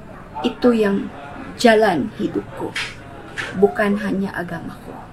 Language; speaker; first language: Indonesian; non-native, fluent; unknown